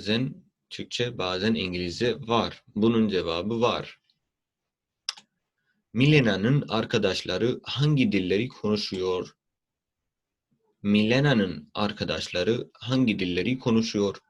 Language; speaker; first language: Turkish; non-native, fluent; Urdu